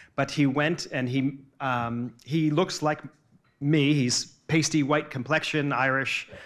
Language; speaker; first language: English; native; English